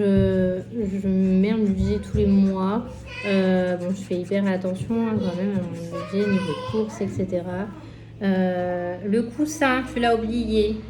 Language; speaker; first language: French; native; French